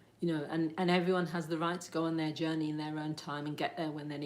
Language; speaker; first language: English; native; English